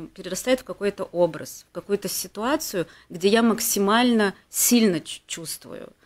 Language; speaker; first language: Russian; native; Russian